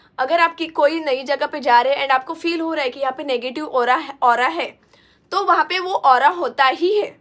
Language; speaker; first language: Hindi; non-native, local second language; Marathi